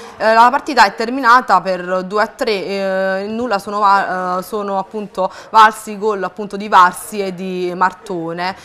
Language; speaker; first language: Italian; native; Italian